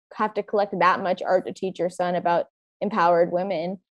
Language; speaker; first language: English; native; English